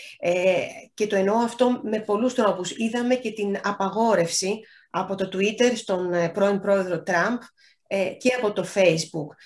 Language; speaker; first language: Greek; native; Greek